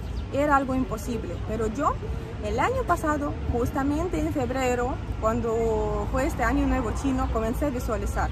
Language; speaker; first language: Spanish; native; Spanish